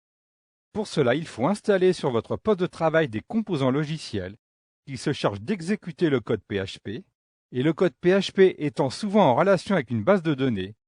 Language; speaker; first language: French; native; French